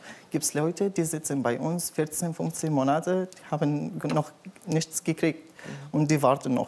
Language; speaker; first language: German; non-native, learner; Arabic